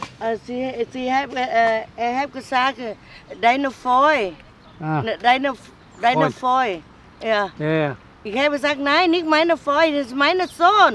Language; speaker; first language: German; non-native, learner; Thai